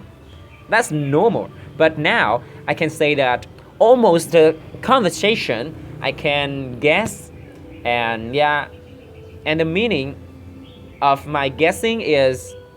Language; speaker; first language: English; non-native, learner; Vietnamese